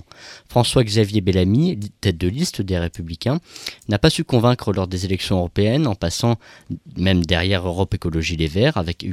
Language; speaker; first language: French; native; French